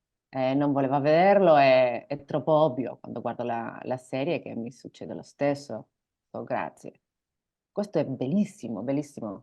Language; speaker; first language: Italian; non-native, learner; Spanish